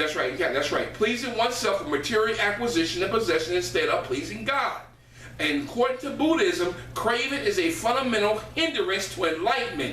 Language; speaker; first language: English; native; English